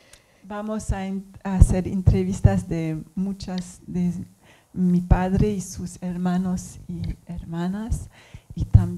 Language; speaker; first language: Spanish; non-native, learner; English